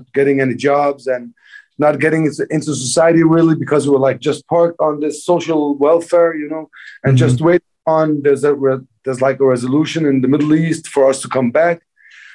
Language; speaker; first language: English; non-native, fluent; Danish